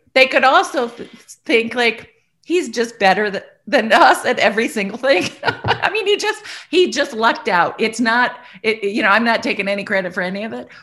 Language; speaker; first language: English; native; English